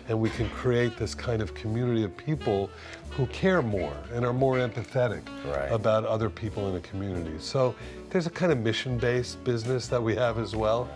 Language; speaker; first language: English; native; English